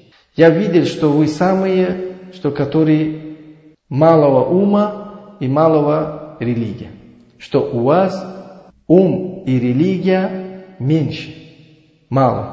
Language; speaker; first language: Russian; non-native, learner; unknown